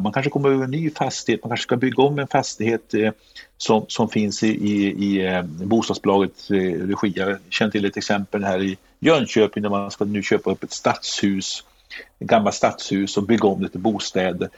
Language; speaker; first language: Swedish; native; Swedish